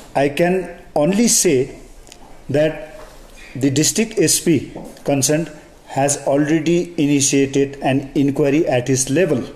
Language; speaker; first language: English; non-native, local second language; Nepali